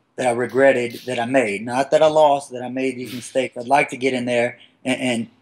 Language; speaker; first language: English; native; English